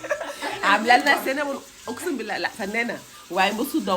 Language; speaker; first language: Arabic; native; Arabic